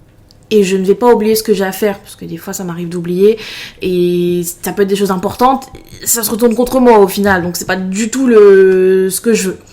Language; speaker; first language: French; native; French